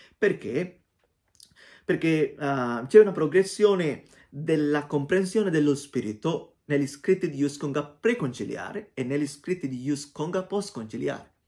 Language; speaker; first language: Italian; non-native, fluent; Sinhala